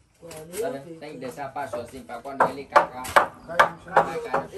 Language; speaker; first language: Portuguese; non-native, learner; Vietnamese